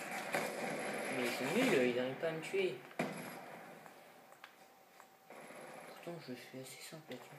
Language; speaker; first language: French; native; French